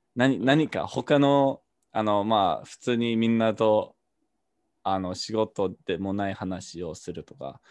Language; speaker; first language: Japanese; non-native, fluent; English